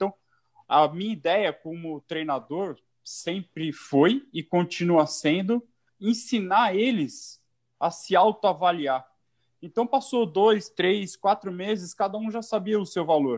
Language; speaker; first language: Portuguese; native; Portuguese